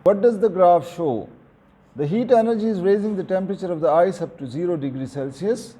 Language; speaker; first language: English; non-native, local second language; Urdu